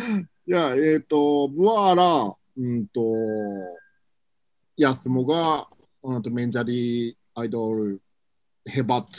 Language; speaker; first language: Indonesian; non-native, learner; Japanese